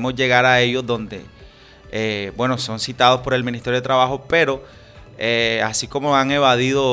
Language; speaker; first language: Spanish; native; Spanish